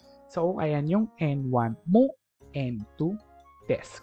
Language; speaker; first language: English; non-native, local second language; Filipino